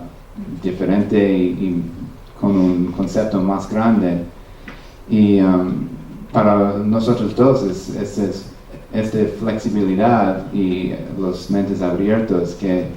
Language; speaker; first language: Spanish; non-native, fluent; English